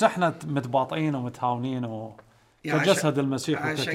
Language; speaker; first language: Arabic; native; Arabic